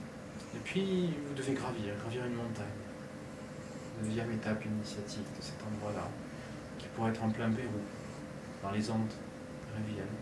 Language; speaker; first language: French; native; French